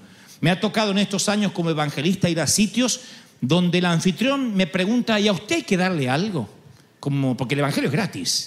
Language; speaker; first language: Spanish; native; Spanish